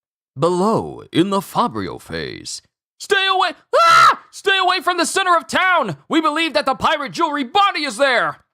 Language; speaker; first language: English; native; English